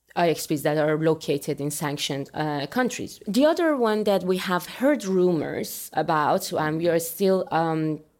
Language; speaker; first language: English; non-native, fluent; Persian